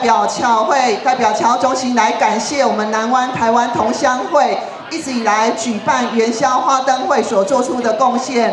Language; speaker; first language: Chinese; native; Chinese